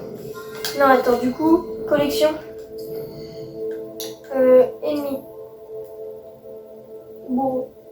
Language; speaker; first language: French; native; French